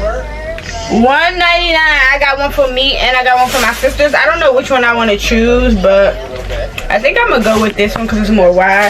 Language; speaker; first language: English; native; English